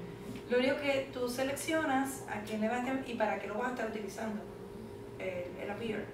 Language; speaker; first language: Spanish; native; Spanish